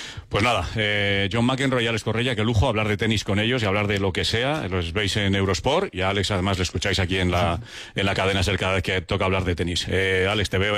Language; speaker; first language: Spanish; native; Spanish